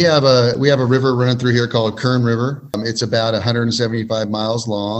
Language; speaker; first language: English; native; English